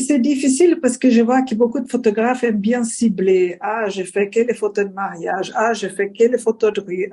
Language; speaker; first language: French; non-native, fluent; Portuguese